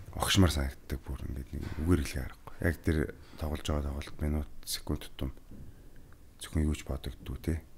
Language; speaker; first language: Mongolian; native; Mongolian